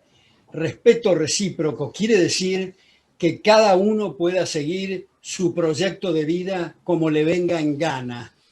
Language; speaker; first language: Spanish; native; Spanish